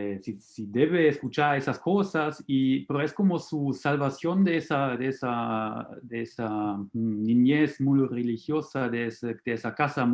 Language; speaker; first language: Spanish; non-native, fluent; German